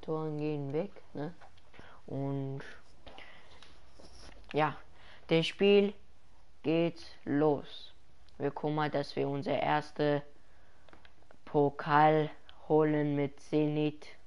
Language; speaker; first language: German; early bilingual, other home language; Persian